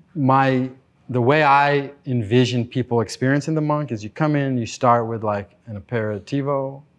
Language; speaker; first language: English; native; English